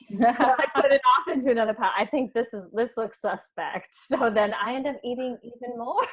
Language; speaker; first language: English; native; English